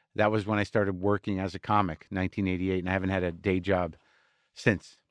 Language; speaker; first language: English; native; English